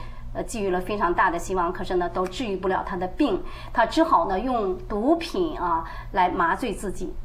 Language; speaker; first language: Chinese; native; Chinese